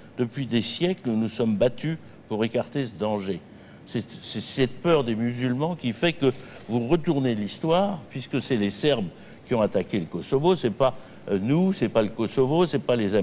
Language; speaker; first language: French; native; French